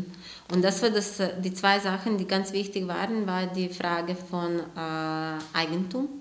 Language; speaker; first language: German; non-native, fluent; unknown